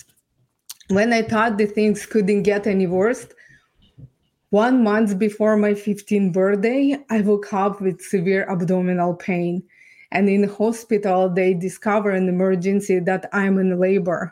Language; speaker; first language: English; non-native, fluent; Ukrainian